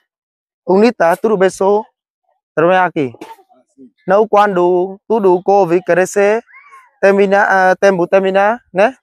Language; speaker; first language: Portuguese; non-native, learner; Vietnamese